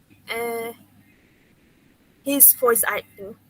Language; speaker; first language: English; non-native, learner; Indonesian